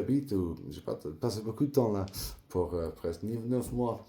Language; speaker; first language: French; non-native, learner; English